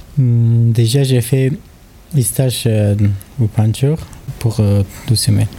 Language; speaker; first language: French; non-native, learner; Persian